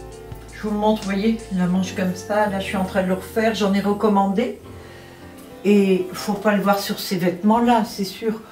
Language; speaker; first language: French; native; French